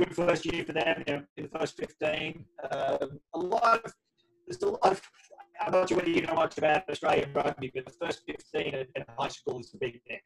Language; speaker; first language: English; native; English